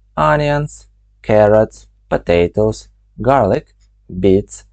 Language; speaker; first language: English; non-native, fluent; Ukrainian